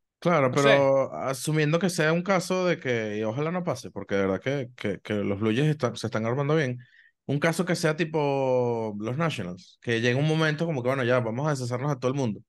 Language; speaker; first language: Spanish; native; Spanish